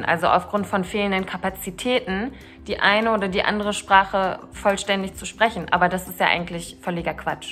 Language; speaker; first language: German; early bilingual, other home language; Turkish